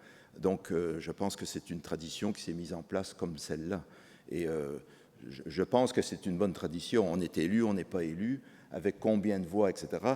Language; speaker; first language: French; native; French